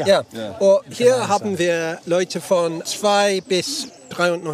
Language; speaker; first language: German; non-native, learner; English